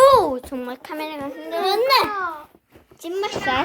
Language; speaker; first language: Korean; native; Korean